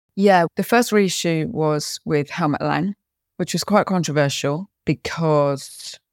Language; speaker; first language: English; native; English